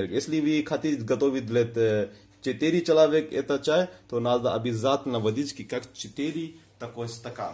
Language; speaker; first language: Russian; non-native, fluent; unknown